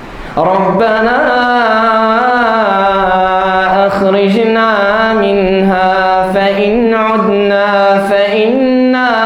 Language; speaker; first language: Indonesian; non-native, learner; Arabic